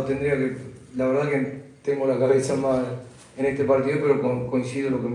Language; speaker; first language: Spanish; native; Spanish